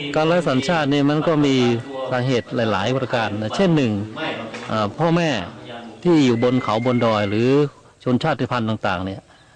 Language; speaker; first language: Thai; native; Thai